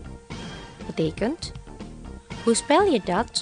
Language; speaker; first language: Dutch; non-native, fluent; Indonesian